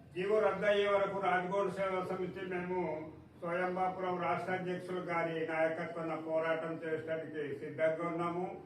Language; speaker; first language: Telugu; non-native, local second language; Gondi